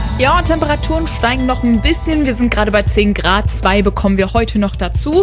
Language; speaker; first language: German; native; German